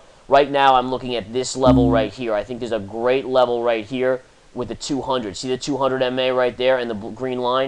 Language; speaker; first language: English; native; English